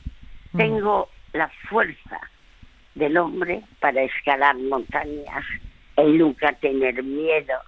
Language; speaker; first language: Spanish; early bilingual, other home language; French